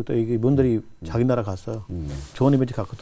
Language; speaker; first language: Korean; non-native, learner; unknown